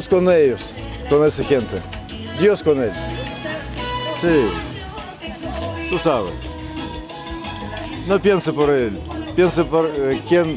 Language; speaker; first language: Spanish; non-native, learner; Russian